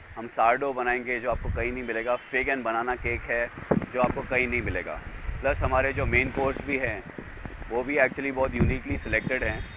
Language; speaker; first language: Hindi; native; Hindi